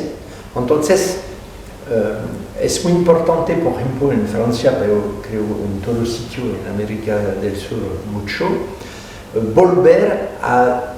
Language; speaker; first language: Spanish; non-native, fluent; French